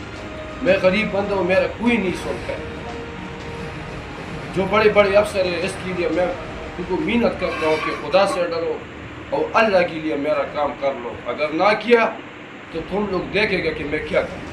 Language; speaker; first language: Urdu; non-native, local second language; Pashto